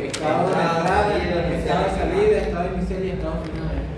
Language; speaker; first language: Spanish; native; Spanish